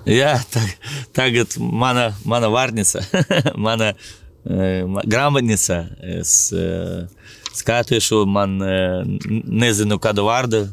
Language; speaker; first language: Latvian; non-native, local second language; Russian